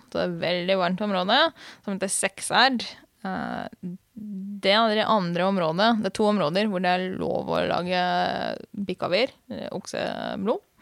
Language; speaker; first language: Norwegian; non-native, fluent; Hungarian